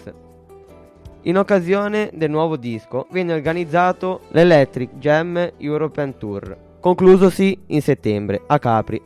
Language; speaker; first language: Italian; native; Italian